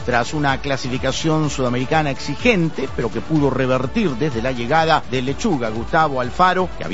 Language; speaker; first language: Spanish; native; Spanish